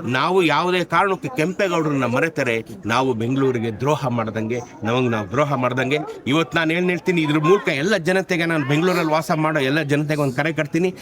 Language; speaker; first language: Kannada; native; Kannada